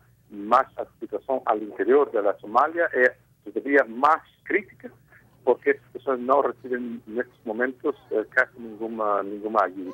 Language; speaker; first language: Portuguese; non-native, fluent; Spanish